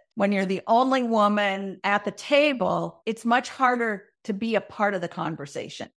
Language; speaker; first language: English; native; English